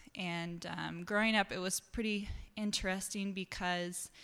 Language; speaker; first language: English; native; English